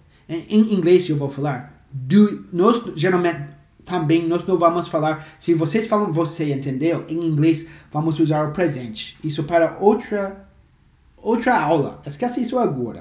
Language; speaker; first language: Portuguese; non-native, fluent; English